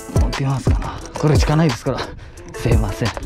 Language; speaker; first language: Japanese; non-native, learner; Filipino